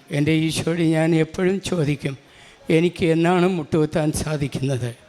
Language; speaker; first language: Malayalam; non-native, local second language; Tamil